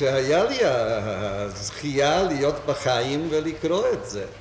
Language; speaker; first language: Hebrew; non-native, fluent; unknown